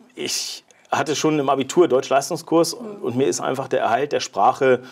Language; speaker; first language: German; native; German